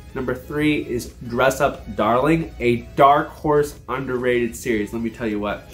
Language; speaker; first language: English; native; English